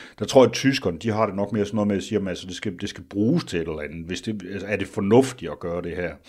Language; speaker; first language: Danish; native; Danish